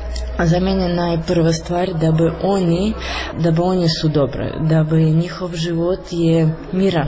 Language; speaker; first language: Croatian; non-native, learner; Russian